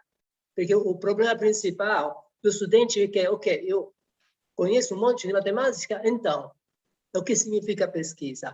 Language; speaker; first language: Portuguese; non-native, fluent; Italian